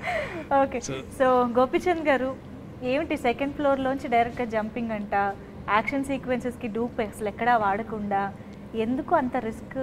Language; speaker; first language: Telugu; native; Telugu